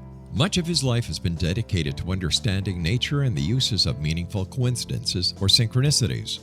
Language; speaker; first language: English; native; English